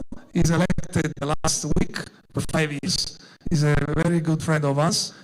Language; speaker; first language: English; non-native, learner; Italian